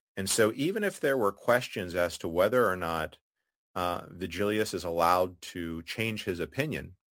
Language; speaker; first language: English; native; English